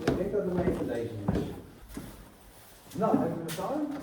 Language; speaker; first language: Dutch; native; Dutch